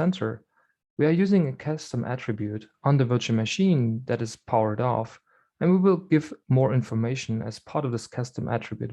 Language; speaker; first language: English; non-native, fluent; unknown